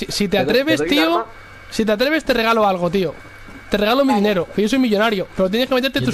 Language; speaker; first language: Spanish; native; Spanish